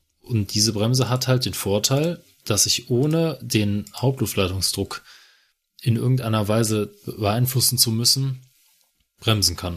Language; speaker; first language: German; native; German